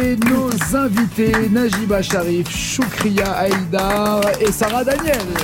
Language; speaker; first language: French; native; French